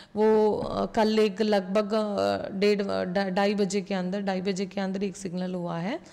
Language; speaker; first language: Hindi; non-native, local second language; Malayalam